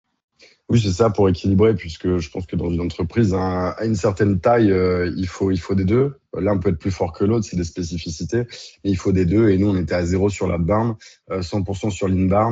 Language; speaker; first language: French; native; French